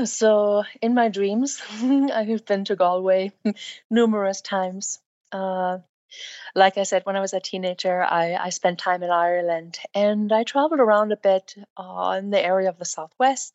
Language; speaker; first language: English; non-native, fluent; German